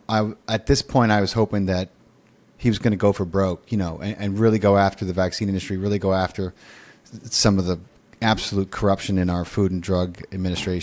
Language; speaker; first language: English; native; English